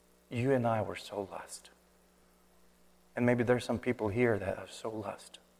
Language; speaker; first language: English; non-native, fluent; Romanian